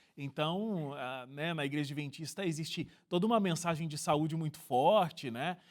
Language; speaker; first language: Portuguese; native; Portuguese